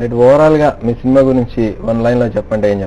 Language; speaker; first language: Telugu; native; Telugu